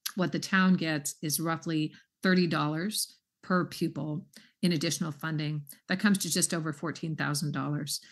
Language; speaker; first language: English; native; English